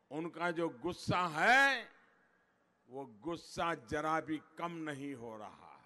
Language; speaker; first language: Hindi; non-native, local second language; Gujarati